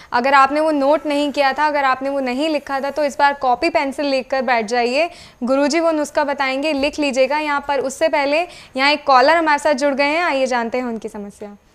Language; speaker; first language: Hindi; native; Hindi